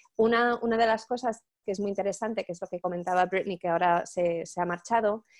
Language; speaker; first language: Spanish; native; Spanish